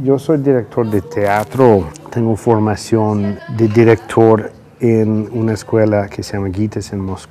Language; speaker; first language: Spanish; non-native, fluent; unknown